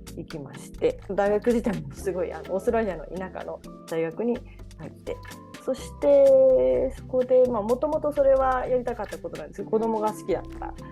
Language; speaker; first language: Japanese; native; Japanese